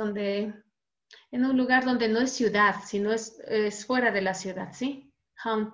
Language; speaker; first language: Spanish; native; Spanish